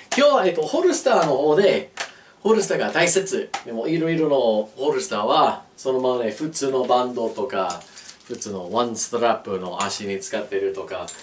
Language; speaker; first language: Japanese; non-native, learner; English